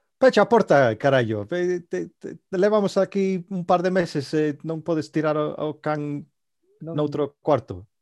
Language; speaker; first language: Galician; native; Galician